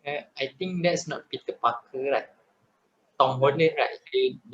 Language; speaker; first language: English; non-native, fluent; Malay